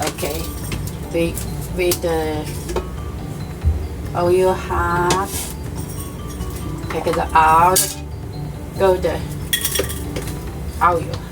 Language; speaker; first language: English; non-native, learner; Chinese